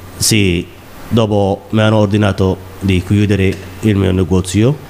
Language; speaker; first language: Italian; non-native, learner; Somali